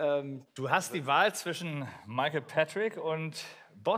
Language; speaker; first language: German; native; German